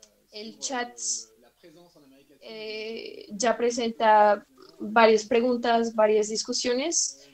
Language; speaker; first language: Spanish; non-native, fluent; French